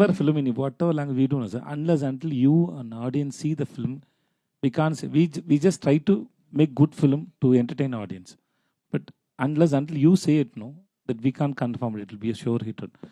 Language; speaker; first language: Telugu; non-native, learner; Tamil